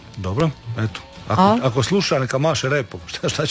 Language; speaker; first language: Serbian; native; Serbian